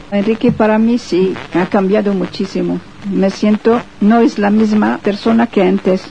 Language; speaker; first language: Spanish; non-native, fluent; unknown